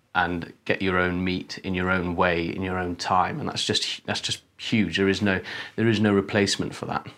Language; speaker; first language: English; native; English